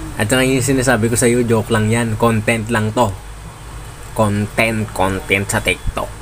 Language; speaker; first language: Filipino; non-native, local second language; Hiligaynon